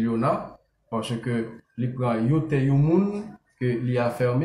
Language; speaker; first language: French; non-native, local second language; Haitian Creole